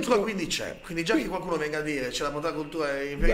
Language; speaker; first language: Italian; native; Italian